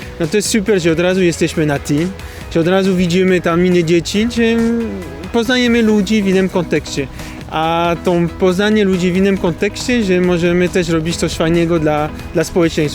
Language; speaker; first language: Polish; non-native, learner; French